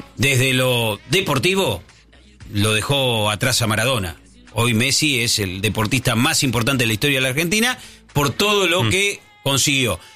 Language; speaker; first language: Spanish; native; Spanish